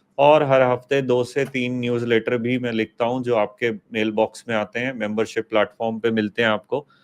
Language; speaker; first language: Hindi; native; Hindi